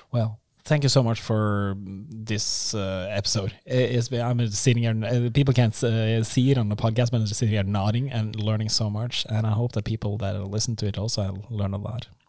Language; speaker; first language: English; non-native, fluent; Norwegian